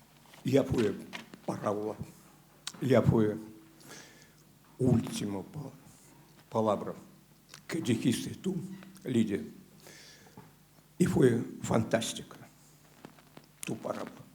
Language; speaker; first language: Spanish; non-native, learner; Russian